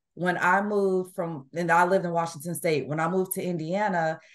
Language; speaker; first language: English; native; English